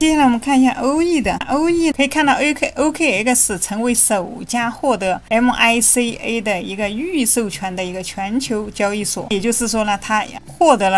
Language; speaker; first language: Chinese; native; Chinese